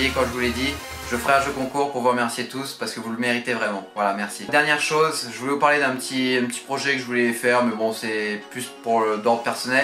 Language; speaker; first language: French; native; French